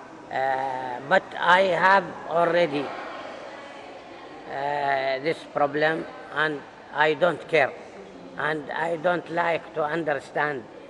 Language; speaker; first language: English; non-native, learner; Arabic